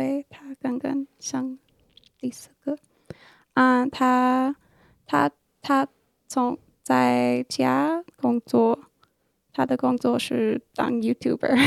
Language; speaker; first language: Chinese; non-native, learner; English